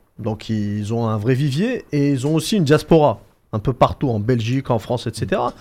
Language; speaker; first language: French; native; French